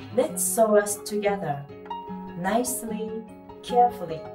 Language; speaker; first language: English; non-native, fluent; Japanese